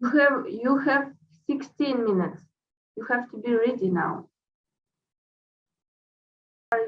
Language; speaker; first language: English; non-native, fluent; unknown